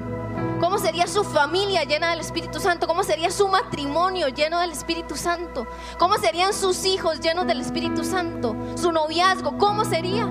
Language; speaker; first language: Spanish; native; Spanish